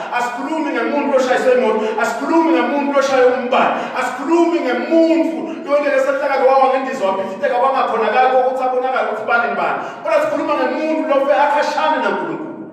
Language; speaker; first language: Zulu; non-native, local second language; Swati